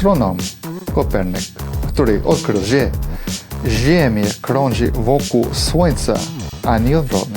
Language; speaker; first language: Polish; non-native, fluent; English